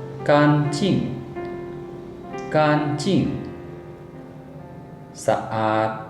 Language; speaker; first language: Chinese; non-native, fluent; Lao